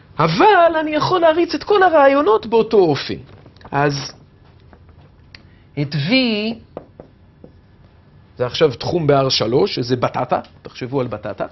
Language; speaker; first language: Hebrew; native; Hebrew